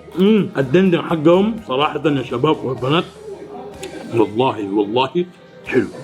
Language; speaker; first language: Arabic; native; Arabic